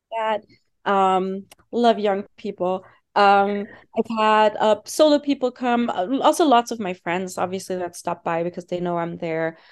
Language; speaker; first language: English; non-native, fluent; German